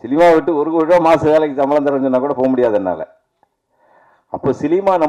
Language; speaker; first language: Tamil; native; Tamil